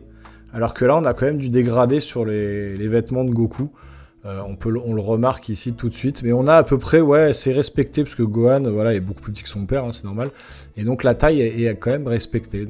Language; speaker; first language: French; native; French